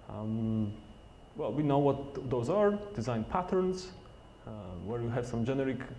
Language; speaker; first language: English; non-native, fluent; Polish